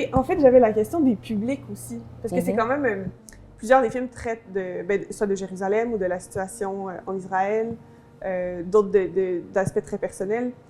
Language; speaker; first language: French; native; French